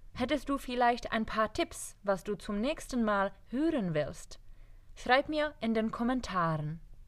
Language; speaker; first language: German; non-native, fluent; Czech